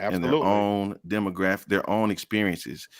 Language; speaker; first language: English; native; English